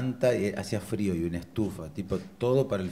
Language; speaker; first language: Spanish; native; Spanish